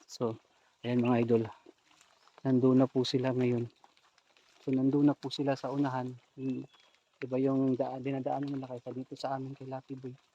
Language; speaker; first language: Filipino; non-native, local second language; Cebuano